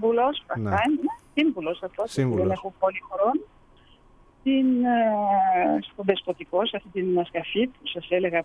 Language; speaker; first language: Greek; early bilingual, heritage; Greek